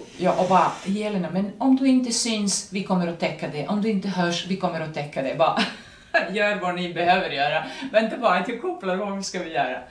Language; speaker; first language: Swedish; non-native, fluent; Serbian